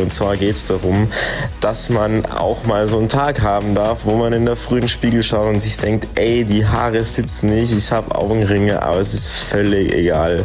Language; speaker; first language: German; native; German